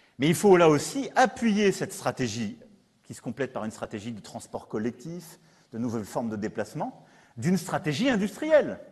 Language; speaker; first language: French; native; French